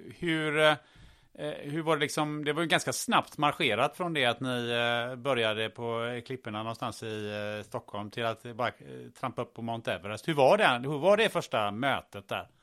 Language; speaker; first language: Swedish; early bilingual, other home language; German